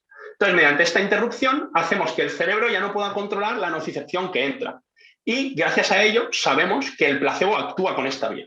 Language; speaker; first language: Spanish; native; Spanish